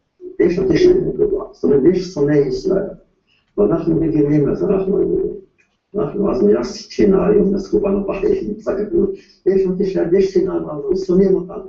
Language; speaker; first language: Hebrew; non-native, fluent; Yiddish